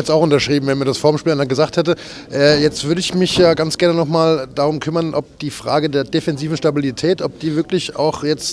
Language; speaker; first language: German; native; German